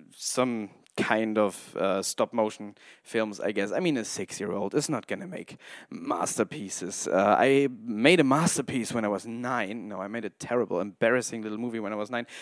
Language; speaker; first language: English; non-native, fluent; German